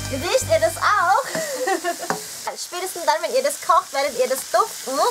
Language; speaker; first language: German; early bilingual, other home language; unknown